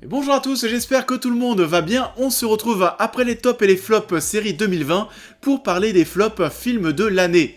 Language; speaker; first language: French; native; French